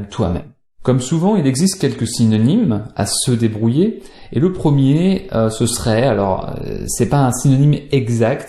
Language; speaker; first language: French; native; French